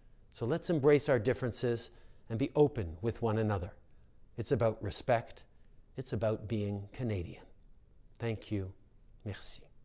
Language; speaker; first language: English; native; English